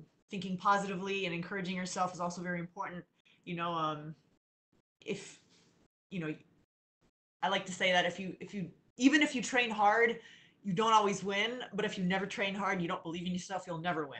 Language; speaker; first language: English; native; English